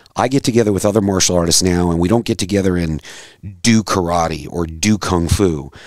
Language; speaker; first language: English; native; English